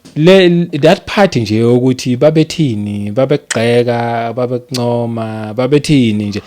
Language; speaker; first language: Zulu; native; Zulu